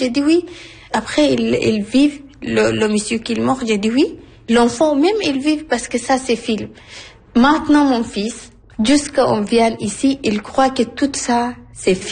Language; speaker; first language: French; non-native, learner; Arabic